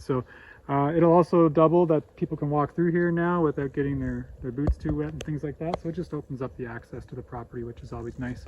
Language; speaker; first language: English; native; English